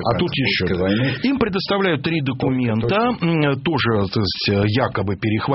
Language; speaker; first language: Russian; native; Russian